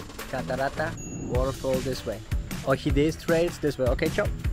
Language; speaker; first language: English; non-native, fluent; German